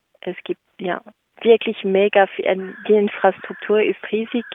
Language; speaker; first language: German; non-native, local second language; French